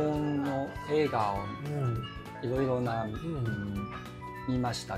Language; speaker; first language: Japanese; non-native, learner; Chinese